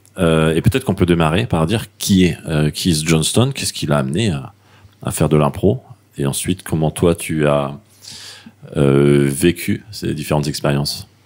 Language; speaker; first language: French; native; French